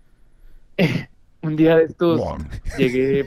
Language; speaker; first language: Spanish; native; Spanish